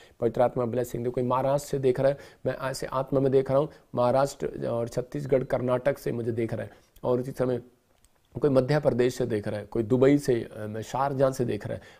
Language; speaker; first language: Hindi; non-native, local second language; Punjabi